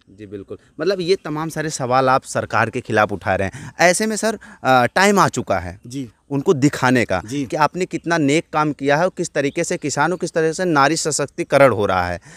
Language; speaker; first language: Hindi; native; Hindi